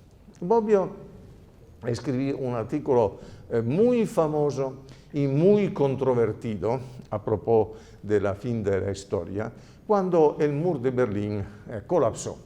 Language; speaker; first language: Spanish; non-native, fluent; Italian